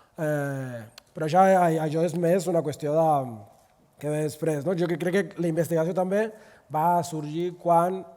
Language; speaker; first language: Catalan; non-native, local second language; Spanish